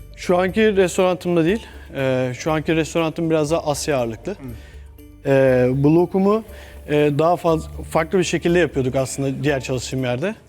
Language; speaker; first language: Turkish; native; Turkish